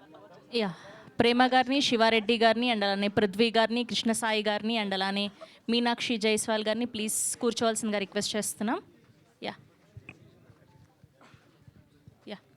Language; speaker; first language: Telugu; native; Telugu